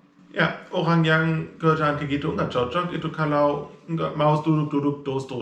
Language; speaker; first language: Indonesian; non-native, fluent; German